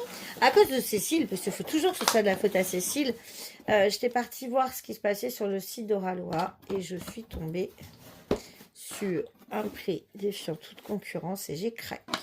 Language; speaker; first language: French; native; French